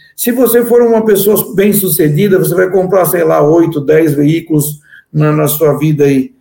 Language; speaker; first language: Portuguese; native; Portuguese